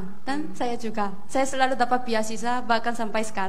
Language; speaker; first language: Indonesian; non-native, fluent; Korean